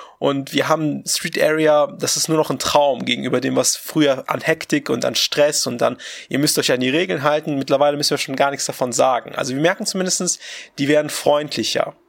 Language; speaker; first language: German; early bilingual, other home language; Russian